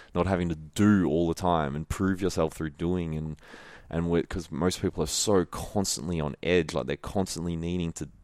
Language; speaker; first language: English; native; English